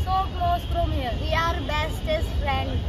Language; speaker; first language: English; non-native, local second language; Hindi